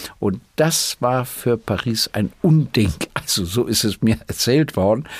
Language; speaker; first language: German; native; German